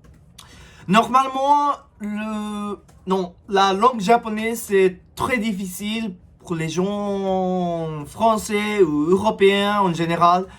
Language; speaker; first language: French; non-native, learner; Japanese